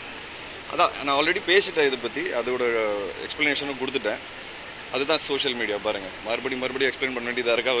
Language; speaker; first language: Tamil; native; Tamil